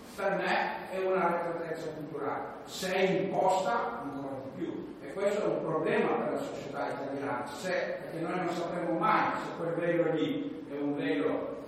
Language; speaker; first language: Italian; non-native, fluent; Albanian